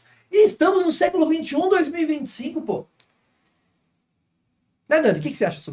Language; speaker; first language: Portuguese; native; Portuguese